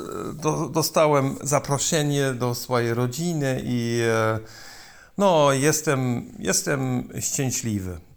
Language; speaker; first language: Polish; non-native, learner; German